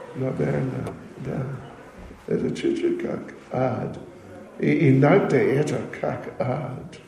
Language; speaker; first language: Russian; non-native, learner; English